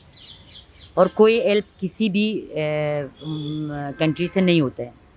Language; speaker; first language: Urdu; non-native, learner; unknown